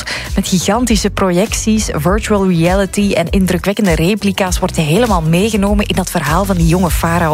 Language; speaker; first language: Dutch; native; Dutch